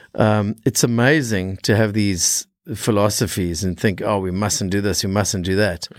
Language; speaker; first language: English; native; English